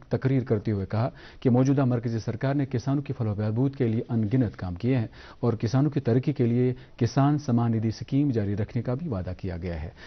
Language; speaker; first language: Hindi; non-native, local second language; Kashmiri